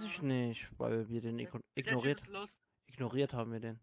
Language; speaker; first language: German; native; German